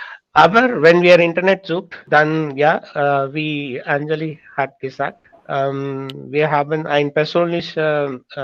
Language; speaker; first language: German; non-native, learner; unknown